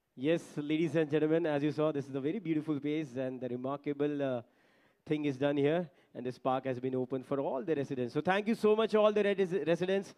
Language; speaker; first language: English; non-native, local second language; Marathi